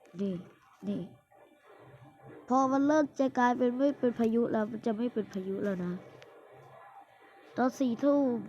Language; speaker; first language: Thai; native; Thai